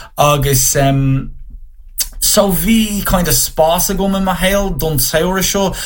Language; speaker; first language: Irish; non-native, local second language; English